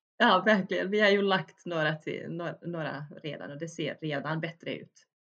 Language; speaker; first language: Swedish; early bilingual, other home language; Bosnian